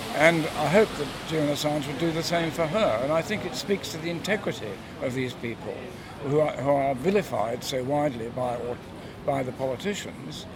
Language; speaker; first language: English; native; English